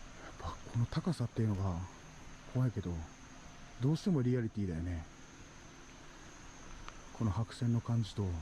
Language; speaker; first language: Japanese; native; Japanese